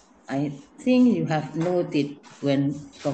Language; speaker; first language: English; non-native, learner; Indonesian